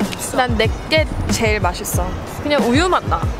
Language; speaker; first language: Korean; early bilingual, heritage; English